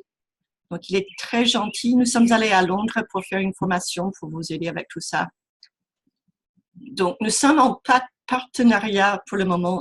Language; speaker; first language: French; non-native, fluent; English